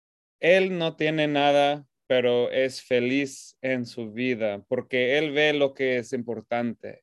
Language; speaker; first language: Spanish; non-native, fluent; English